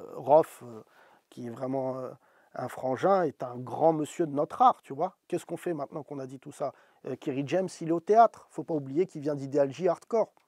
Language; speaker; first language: French; native; French